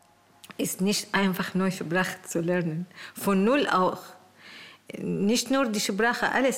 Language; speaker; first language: German; non-native, learner; Arabic